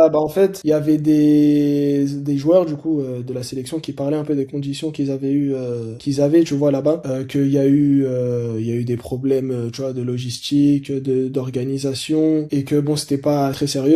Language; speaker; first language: French; native; French